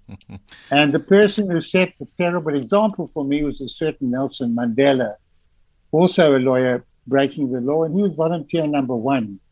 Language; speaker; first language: English; native; English